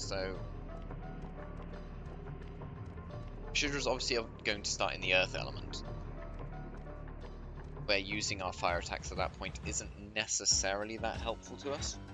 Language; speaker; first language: English; native; English